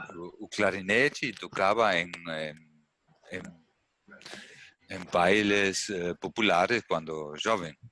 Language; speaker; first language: Portuguese; non-native, learner; German